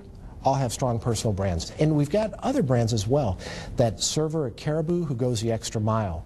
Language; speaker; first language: English; native; English